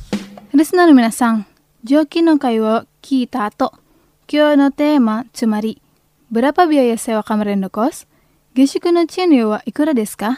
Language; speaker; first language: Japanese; non-native, fluent; Indonesian